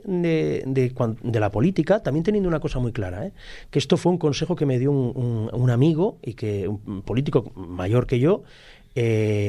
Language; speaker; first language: Spanish; native; Spanish